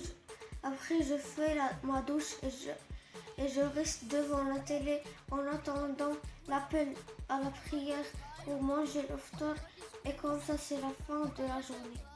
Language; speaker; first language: French; non-native, learner; Arabic